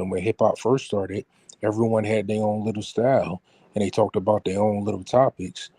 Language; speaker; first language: English; native; English